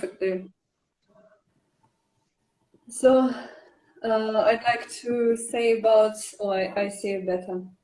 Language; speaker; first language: English; non-native, learner; Russian